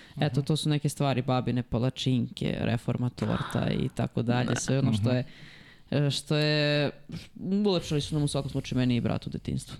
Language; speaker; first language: Serbian; native; Serbian